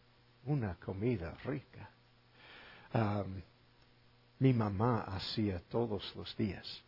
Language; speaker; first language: Spanish; non-native, fluent; English